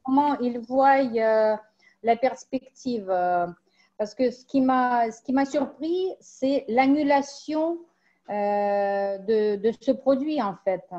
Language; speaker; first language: French; non-native, fluent; Russian